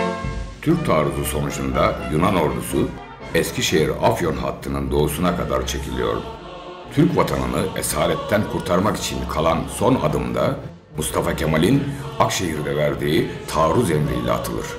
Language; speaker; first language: Turkish; native; Turkish